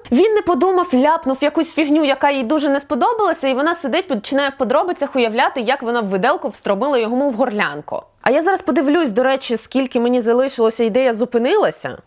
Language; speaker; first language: Ukrainian; native; Ukrainian